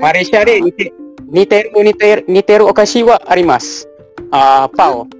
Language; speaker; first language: Japanese; non-native, learner; Malay